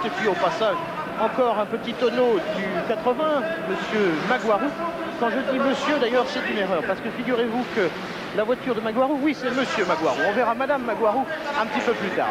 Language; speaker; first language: French; native; French